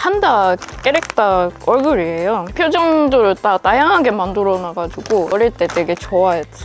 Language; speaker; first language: Korean; non-native, fluent; Japanese